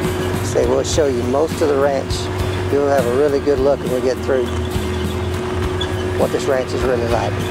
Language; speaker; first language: English; native; English